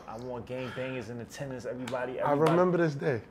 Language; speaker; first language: English; native; English